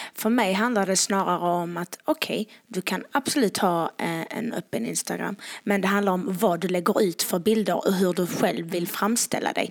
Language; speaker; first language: Swedish; early bilingual, other home language; Tigrinya